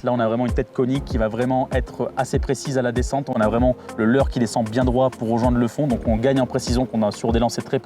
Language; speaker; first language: French; native; French